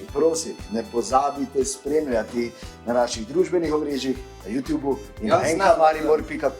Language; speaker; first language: Slovenian; native; Slovenian